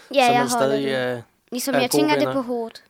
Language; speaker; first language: Danish; early bilingual, other home language; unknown